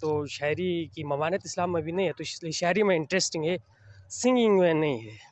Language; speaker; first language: Urdu; non-native, local second language; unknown